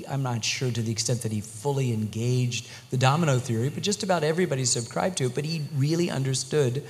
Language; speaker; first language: English; native; English